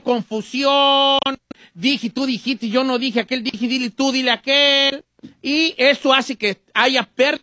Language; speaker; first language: Spanish; native; Spanish